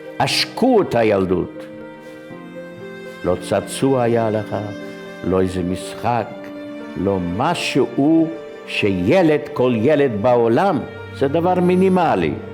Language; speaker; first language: Hebrew; non-native, fluent; Yiddish